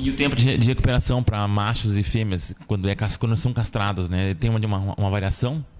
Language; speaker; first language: Portuguese; native; Portuguese